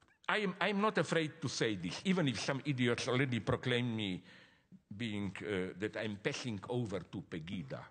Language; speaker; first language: English; non-native, fluent; Slovenian